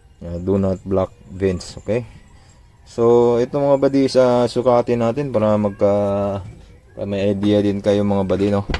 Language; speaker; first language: Filipino; non-native, local second language; Cebuano